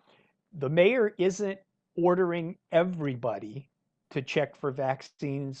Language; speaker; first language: English; native; English